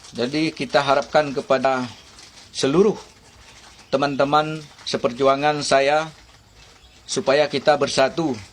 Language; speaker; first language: Malay; non-native, local second language; Achinese